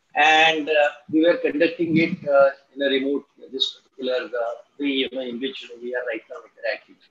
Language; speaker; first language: English; non-native, local second language; Marathi